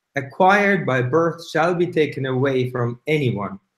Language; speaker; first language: English; non-native, fluent; Estonian